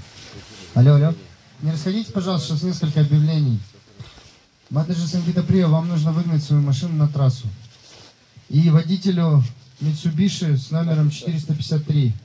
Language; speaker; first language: Russian; native; Russian